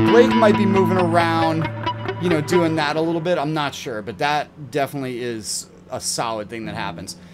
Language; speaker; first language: English; native; English